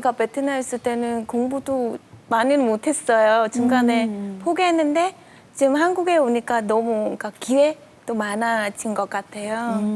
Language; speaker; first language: Korean; non-native, fluent; Vietnamese